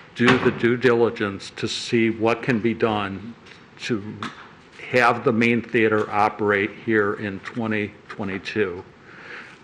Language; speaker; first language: English; native; English